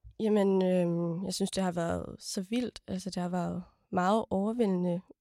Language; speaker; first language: Danish; early bilingual, other home language; Somali